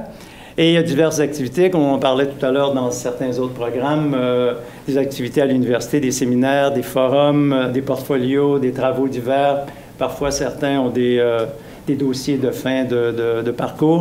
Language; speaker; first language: French; native; French